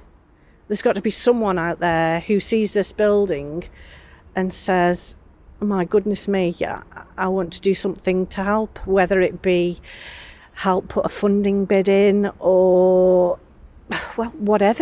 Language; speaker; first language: English; native; English